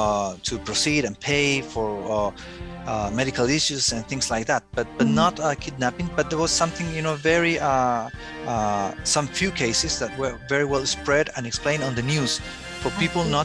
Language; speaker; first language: English; non-native, fluent; Spanish